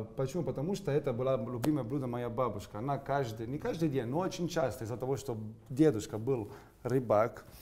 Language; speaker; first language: Russian; non-native, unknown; Italian